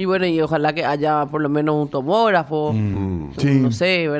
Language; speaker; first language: Spanish; native; Spanish